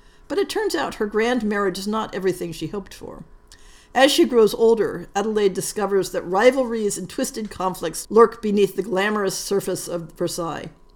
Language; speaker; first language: English; native; English